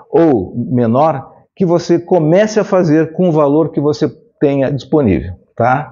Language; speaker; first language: Portuguese; native; Portuguese